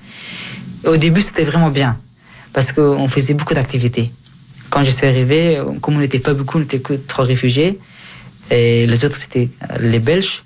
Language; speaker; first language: French; early bilingual, other home language; Hazaragi